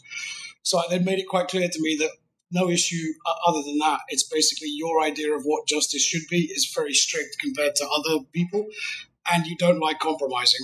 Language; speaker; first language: English; native; English